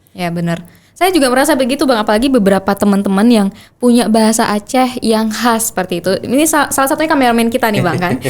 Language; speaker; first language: Indonesian; native; Indonesian